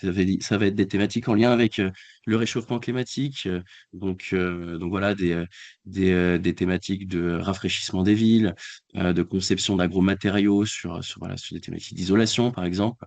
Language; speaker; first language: French; native; French